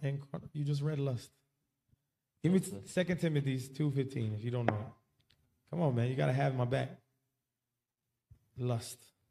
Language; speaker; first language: English; early bilingual, other home language; Spanish